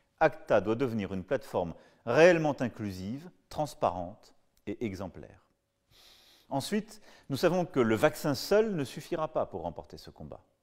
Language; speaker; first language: French; native; French